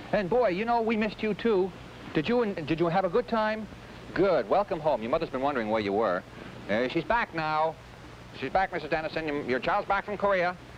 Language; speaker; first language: English; native; English